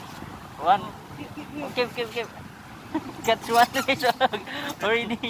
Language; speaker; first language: English; non-native, learner; Filipino